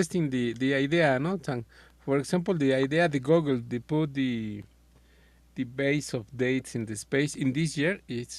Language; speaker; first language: English; non-native, learner; Spanish